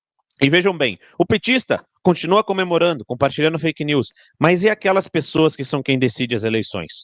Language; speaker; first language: Portuguese; native; Portuguese